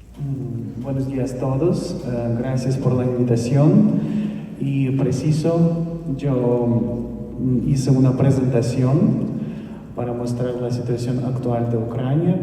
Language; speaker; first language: Spanish; non-native, fluent; Ukrainian